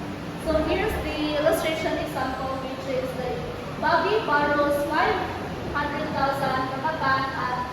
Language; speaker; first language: English; non-native, local second language; Cebuano